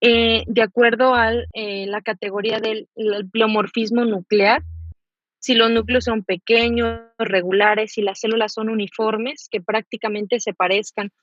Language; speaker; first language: Spanish; native; Spanish